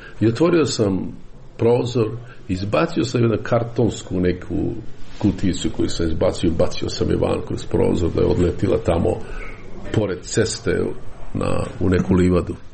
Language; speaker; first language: Serbian; native; Serbian